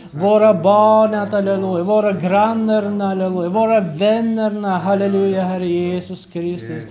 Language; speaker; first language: Swedish; non-native, learner; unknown